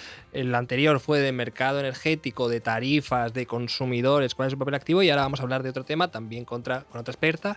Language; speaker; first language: Spanish; native; Spanish